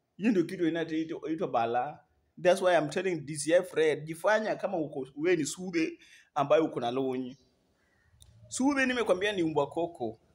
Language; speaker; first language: Swahili; non-native, local second language; Luo (Kenya and Tanzania)